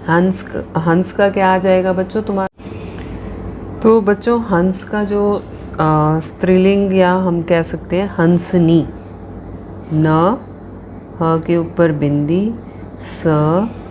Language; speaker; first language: Hindi; non-native, local second language; Punjabi